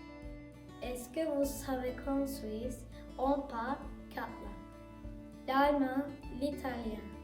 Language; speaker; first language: French; non-native, learner; Turkish